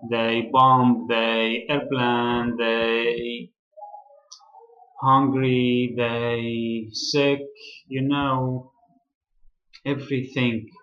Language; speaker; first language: English; non-native, learner; Arabic